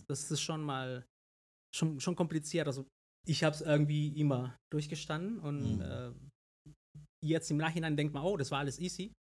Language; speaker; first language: German; non-native, fluent; Spanish